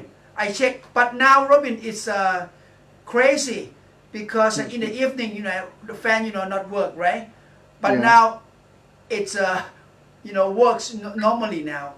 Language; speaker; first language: English; non-native, learner; Thai